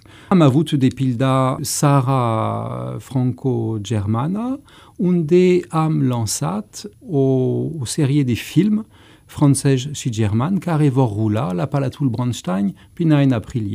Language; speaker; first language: Romanian; non-native, fluent; French